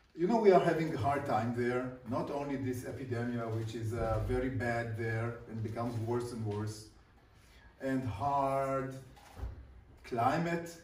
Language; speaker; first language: English; non-native, fluent; Hebrew